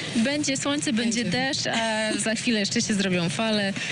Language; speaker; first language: Polish; native; Polish